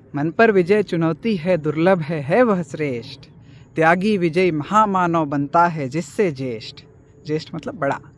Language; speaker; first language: Hindi; native; Hindi